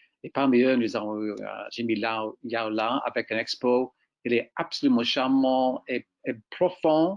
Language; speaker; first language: French; non-native, fluent; English